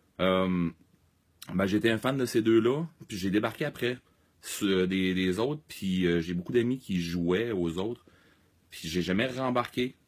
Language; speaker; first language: French; native; French